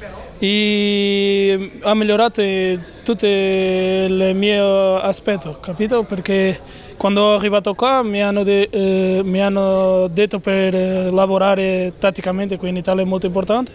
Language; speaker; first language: Italian; non-native, fluent; Portuguese